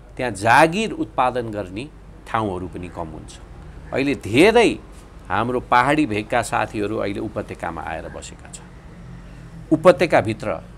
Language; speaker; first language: Nepali; native; Nepali